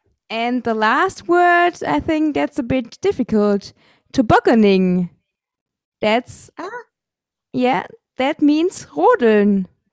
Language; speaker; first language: English; non-native, fluent; German